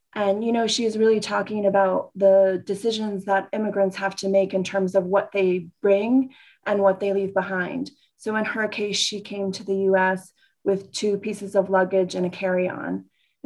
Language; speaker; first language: English; native; English